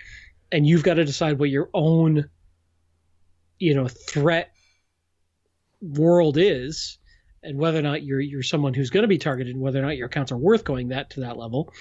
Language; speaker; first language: English; native; English